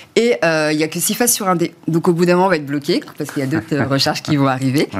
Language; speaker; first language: French; native; French